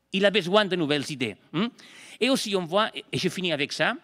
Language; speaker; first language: French; non-native, fluent; Spanish